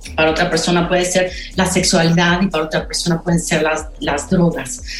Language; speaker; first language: Spanish; native; Spanish